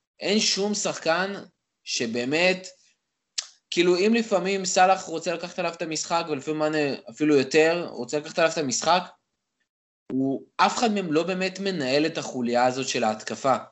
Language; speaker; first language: Hebrew; native; Hebrew